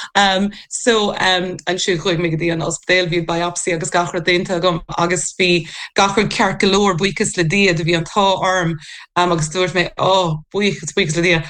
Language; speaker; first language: Irish; native; Irish